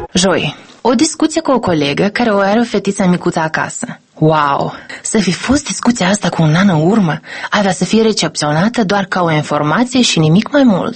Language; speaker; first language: Romanian; native; Romanian